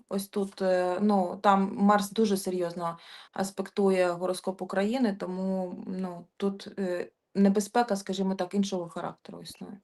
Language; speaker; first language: Ukrainian; native; Ukrainian